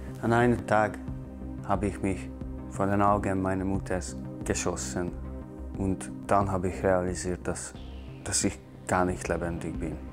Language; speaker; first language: German; non-native, fluent; Hungarian